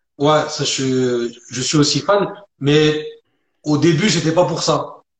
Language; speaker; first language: French; early bilingual, other home language; Arabic